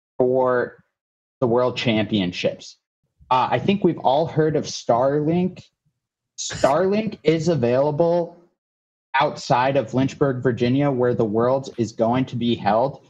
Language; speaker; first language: English; native; English